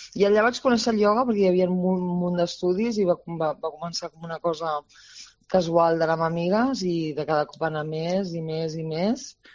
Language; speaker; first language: Catalan; native; Catalan